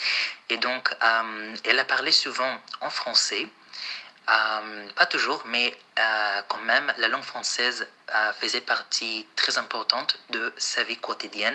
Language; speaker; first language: French; non-native, fluent; Arabic